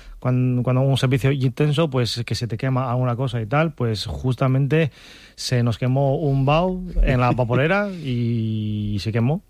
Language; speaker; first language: Spanish; non-native, fluent; Chinese